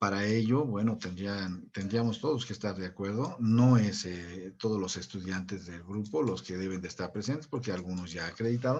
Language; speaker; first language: Spanish; native; Spanish